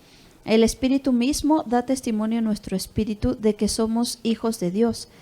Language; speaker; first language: Spanish; native; Spanish